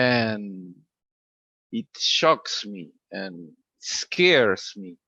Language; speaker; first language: English; non-native, fluent; Spanish